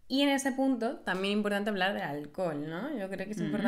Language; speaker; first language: Spanish; native; Spanish